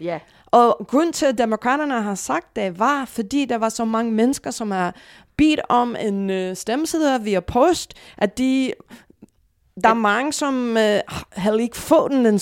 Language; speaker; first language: Danish; non-native, fluent; English